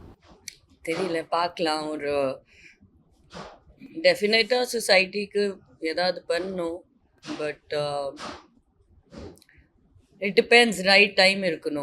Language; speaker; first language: Tamil; non-native, fluent; Hindi